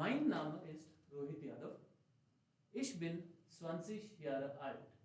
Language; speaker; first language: German; non-native, fluent; Hindi